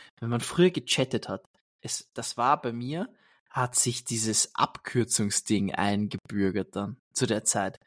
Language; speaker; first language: German; native; German